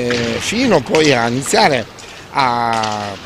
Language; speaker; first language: Italian; native; Italian